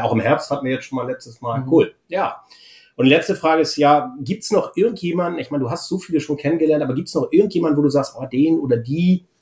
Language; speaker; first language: German; native; German